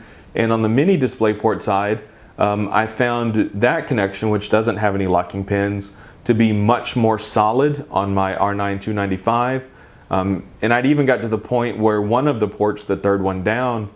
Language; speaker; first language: English; native; English